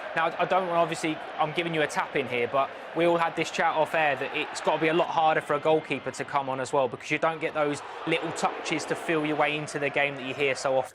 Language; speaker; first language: English; native; English